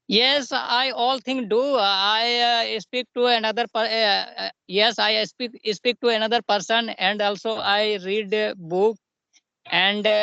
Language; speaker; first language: English; non-native, learner; Hindi